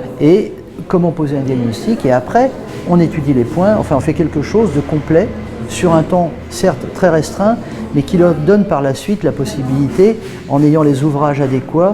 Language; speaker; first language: French; native; French